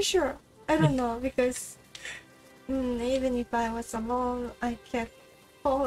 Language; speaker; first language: English; non-native, learner; Japanese